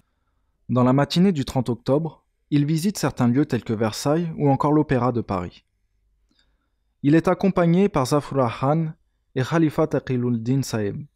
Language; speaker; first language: French; native; French